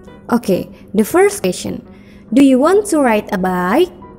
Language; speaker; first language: English; non-native, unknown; Indonesian